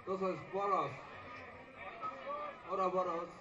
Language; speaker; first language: Spanish; non-native, learner; Japanese